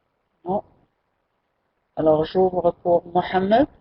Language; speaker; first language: French; non-native, local second language; Arabic